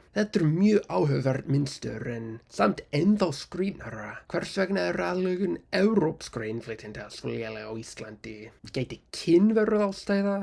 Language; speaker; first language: Icelandic; non-native, fluent; English